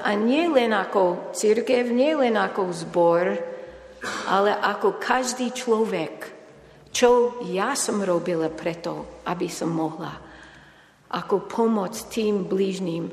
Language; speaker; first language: Slovak; non-native, fluent; English